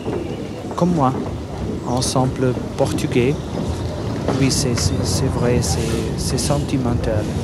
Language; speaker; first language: French; non-native, fluent; Portuguese